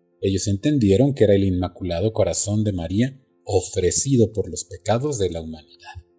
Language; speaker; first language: Spanish; native; Spanish